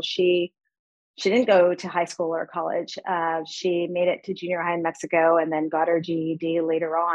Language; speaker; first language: English; early bilingual, other home language; Spanish